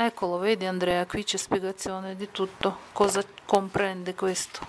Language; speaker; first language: Italian; non-native, learner; Ukrainian